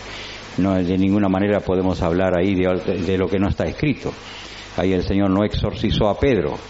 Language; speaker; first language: Spanish; native; Spanish